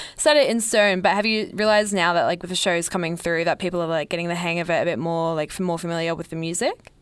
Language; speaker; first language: English; native; English